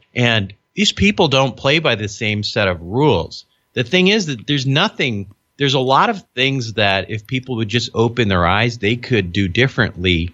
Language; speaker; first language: English; native; English